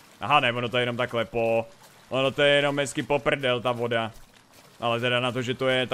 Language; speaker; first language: Czech; native; Czech